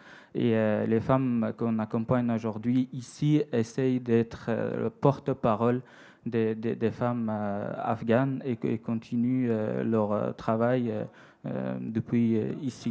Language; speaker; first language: French; non-native, fluent; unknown